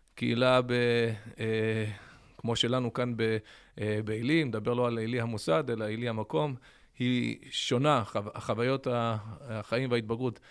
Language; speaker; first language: Hebrew; early bilingual, other home language; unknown